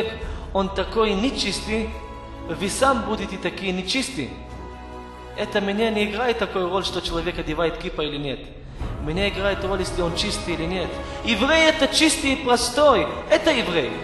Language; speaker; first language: Russian; non-native, fluent; Hebrew